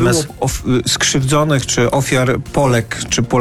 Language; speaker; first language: Polish; native; Polish